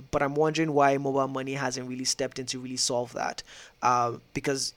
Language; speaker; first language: English; non-native, local second language; Yoruba